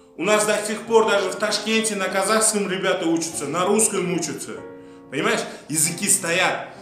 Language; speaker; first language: Russian; non-native, local second language; Uzbek